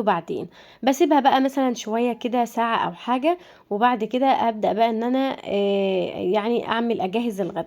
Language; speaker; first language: Arabic; native; Arabic